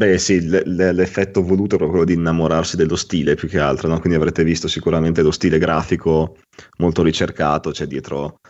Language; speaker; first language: Italian; native; Italian